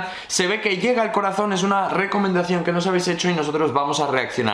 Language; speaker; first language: Spanish; native; Spanish